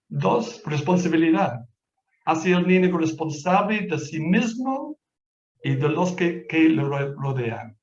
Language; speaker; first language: Spanish; non-native, fluent; English